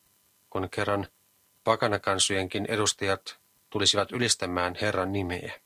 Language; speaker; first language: Finnish; native; Finnish